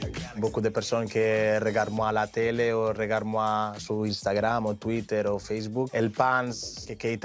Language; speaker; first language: French; non-native, fluent; Spanish